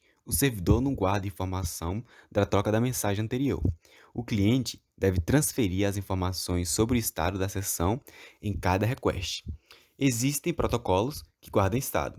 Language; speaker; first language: Portuguese; native; Portuguese